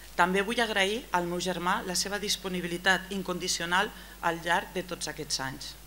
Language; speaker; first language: Catalan; native; Catalan